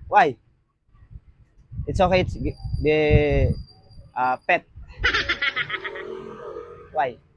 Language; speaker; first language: English; non-native, learner; Korean